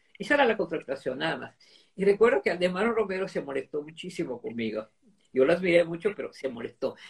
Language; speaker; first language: Spanish; early bilingual, other home language; Italian